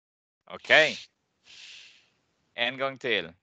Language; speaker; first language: Swedish; non-native, fluent; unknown